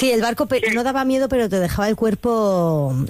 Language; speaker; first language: Spanish; native; Spanish